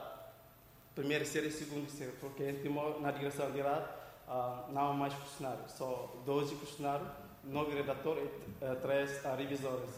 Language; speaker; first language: Portuguese; non-native, local second language; Tetum